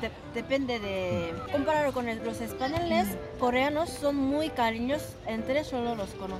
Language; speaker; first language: Spanish; non-native, fluent; Korean